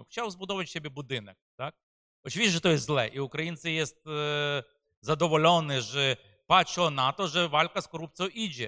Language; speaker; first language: Polish; non-native, fluent; Ukrainian